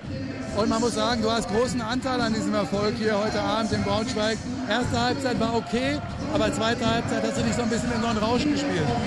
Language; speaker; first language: German; native; German